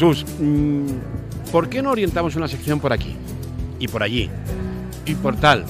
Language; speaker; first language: Spanish; native; Spanish